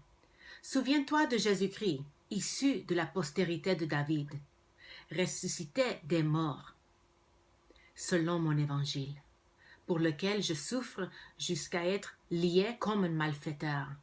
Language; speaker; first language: French; non-native, fluent; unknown